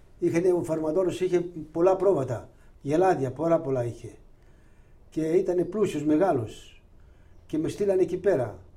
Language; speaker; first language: Greek; non-native, local second language; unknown